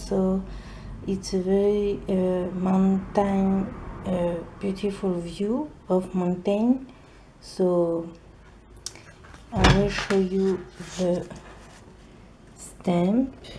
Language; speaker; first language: English; non-native, learner; French